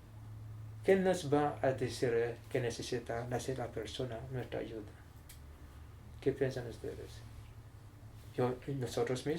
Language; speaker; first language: Spanish; non-native, learner; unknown